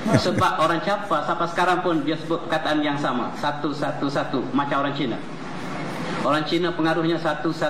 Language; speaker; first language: Malay; native; Malay